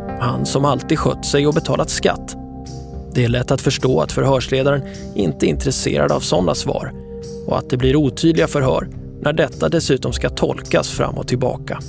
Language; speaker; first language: Swedish; native; Swedish